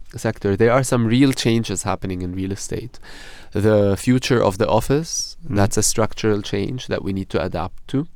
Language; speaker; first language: English; non-native, fluent; Arabic